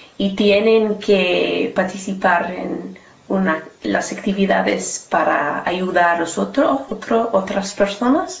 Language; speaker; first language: Spanish; non-native, learner; English